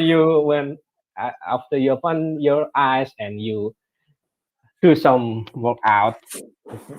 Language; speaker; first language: English; non-native, learner; Indonesian